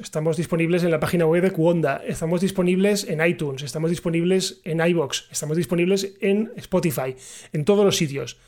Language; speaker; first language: Spanish; native; Spanish